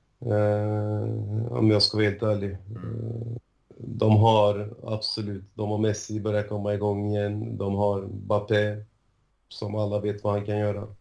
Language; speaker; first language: Swedish; early bilingual, other home language; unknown